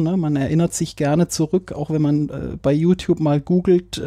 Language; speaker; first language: German; native; German